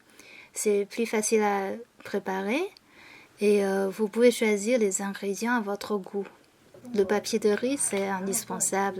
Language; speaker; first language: French; non-native, fluent; Chinese